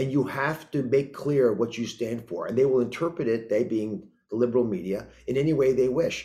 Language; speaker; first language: English; native; English